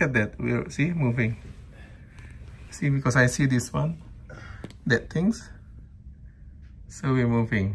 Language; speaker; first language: English; non-native, learner; Indonesian